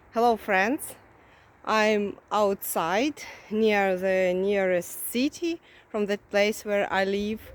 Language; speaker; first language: English; non-native, fluent; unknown